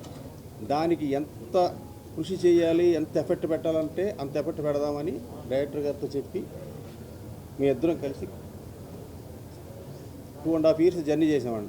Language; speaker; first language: Telugu; native; Telugu